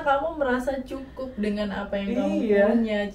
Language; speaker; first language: Indonesian; native; Indonesian